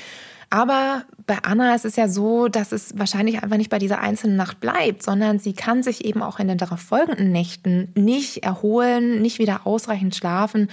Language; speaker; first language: German; native; German